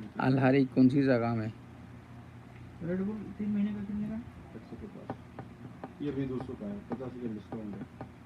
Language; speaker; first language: Hindi; non-native, learner; Bangla